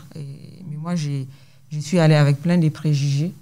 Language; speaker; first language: French; non-native, local second language; Hausa